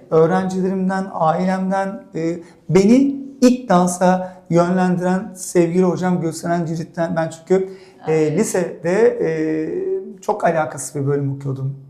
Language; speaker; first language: Turkish; native; Turkish